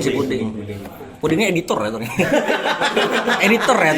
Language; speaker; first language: Indonesian; native; Indonesian